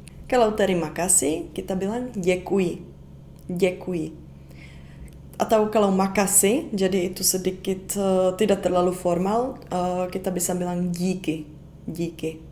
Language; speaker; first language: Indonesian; non-native, fluent; Czech